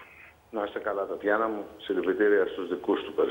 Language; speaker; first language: Greek; native; Greek